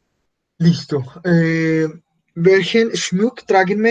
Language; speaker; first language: German; non-native, fluent; Spanish